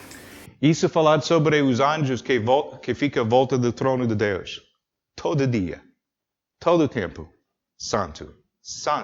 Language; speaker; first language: Portuguese; non-native, learner; English